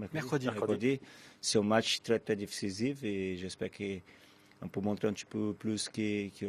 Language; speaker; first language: French; non-native, fluent; Portuguese